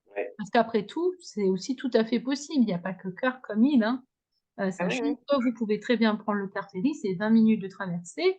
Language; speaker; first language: French; native; French